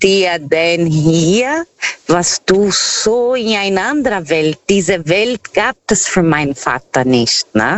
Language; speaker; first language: German; non-native, fluent; Portuguese